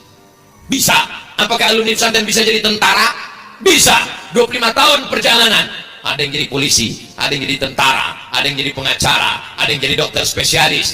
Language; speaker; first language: Indonesian; native; Indonesian